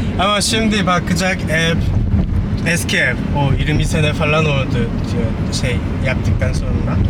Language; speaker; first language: Turkish; non-native, learner; Korean